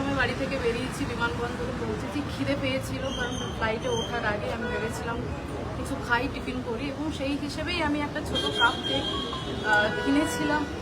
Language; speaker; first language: Bangla; non-native, local second language; Santali